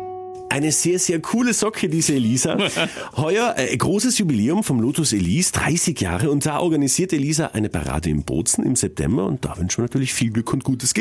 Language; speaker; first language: German; native; German